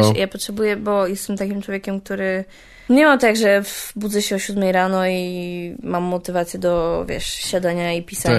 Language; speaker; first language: Polish; native; Polish